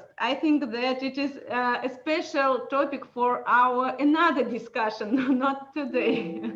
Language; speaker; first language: English; non-native, fluent; Russian